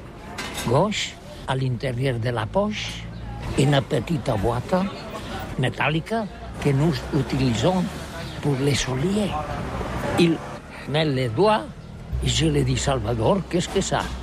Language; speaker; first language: French; non-native, learner; Catalan